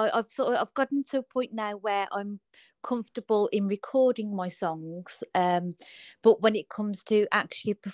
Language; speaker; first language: English; native; English